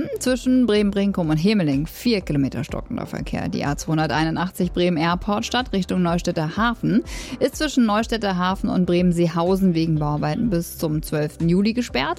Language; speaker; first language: German; native; German